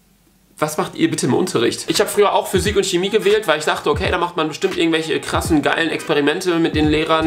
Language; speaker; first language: German; native; German